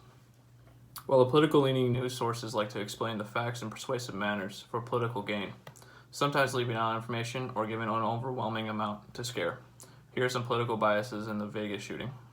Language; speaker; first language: English; native; English